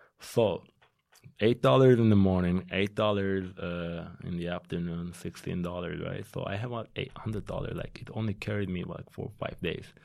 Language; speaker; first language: English; non-native, fluent; Turkish